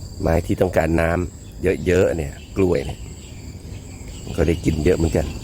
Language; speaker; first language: Thai; native; Thai